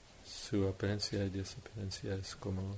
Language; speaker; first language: Spanish; non-native, fluent; English